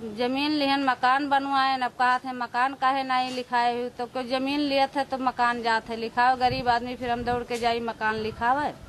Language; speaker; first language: Hindi; native; Hindi